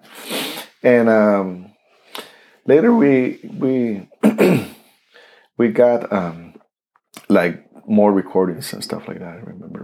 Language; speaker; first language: English; non-native, fluent; Spanish